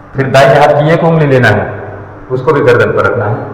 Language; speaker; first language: Hindi; non-native, local second language; Marathi